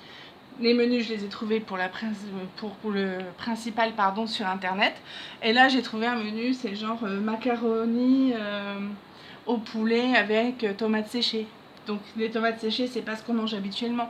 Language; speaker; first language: French; native; French